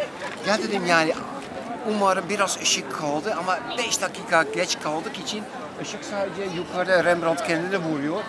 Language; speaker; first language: Turkish; non-native, fluent; Dutch